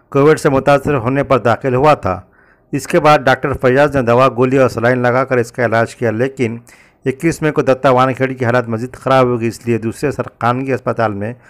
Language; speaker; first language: Urdu; native; Urdu